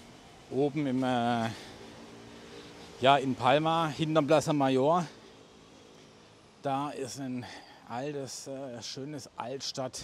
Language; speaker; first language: German; native; German